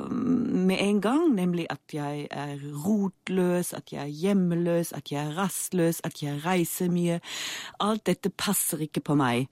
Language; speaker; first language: Norwegian; non-native, fluent; German